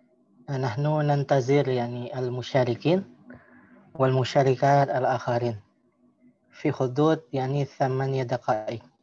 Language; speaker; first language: Arabic; non-native, fluent; Indonesian